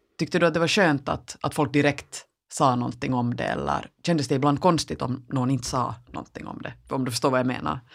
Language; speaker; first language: Swedish; native; Swedish